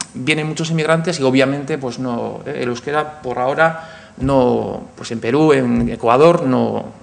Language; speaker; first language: Spanish; native; Spanish